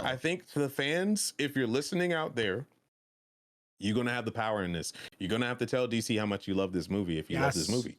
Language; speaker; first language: English; native; English